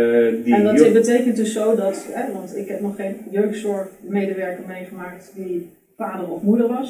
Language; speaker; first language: Dutch; native; Dutch